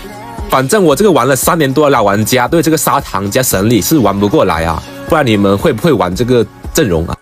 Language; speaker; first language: Chinese; native; Chinese